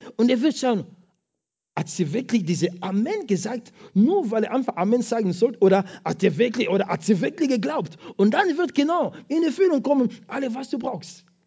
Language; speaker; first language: German; non-native, fluent; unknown